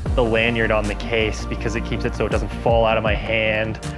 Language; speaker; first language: English; native; English